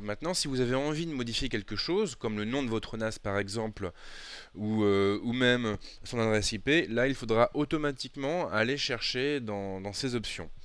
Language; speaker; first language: French; native; French